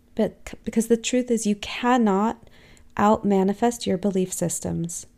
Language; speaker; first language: English; native; English